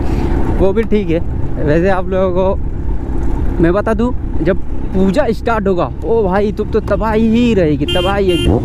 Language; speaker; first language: Hindi; native; Hindi